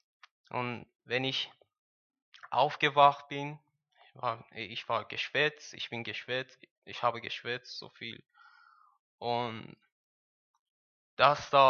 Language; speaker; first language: German; non-native, learner; Persian